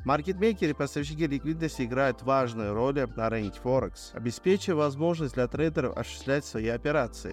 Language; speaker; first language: Russian; native; Russian